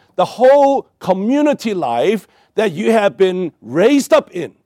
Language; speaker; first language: English; non-native, local second language; Cantonese